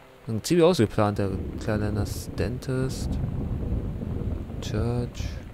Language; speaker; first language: German; native; German